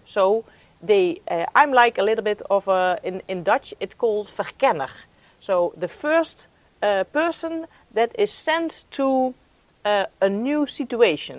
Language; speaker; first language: English; non-native, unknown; Dutch